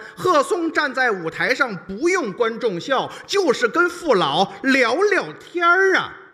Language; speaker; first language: Chinese; native; Chinese